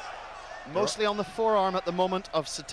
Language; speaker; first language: English; native; English